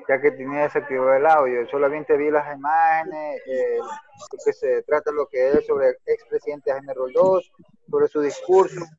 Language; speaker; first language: Spanish; native; Spanish